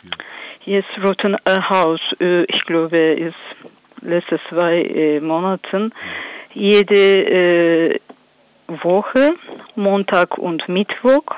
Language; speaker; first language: German; non-native, learner; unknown